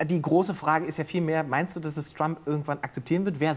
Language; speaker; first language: German; native; German